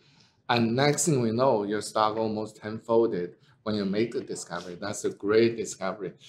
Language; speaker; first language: English; non-native, fluent; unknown